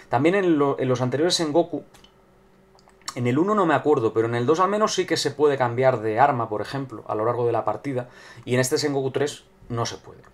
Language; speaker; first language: Spanish; native; Spanish